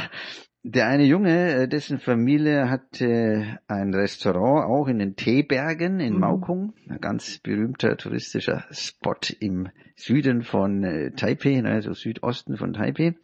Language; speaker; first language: German; native; German